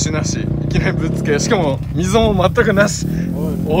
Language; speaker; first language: Japanese; native; Japanese